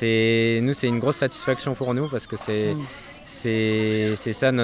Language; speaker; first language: French; native; French